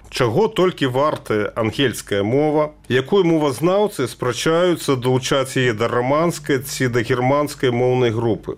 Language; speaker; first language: Belarusian; native; Belarusian